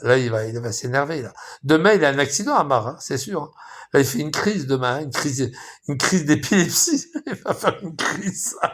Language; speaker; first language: French; native; French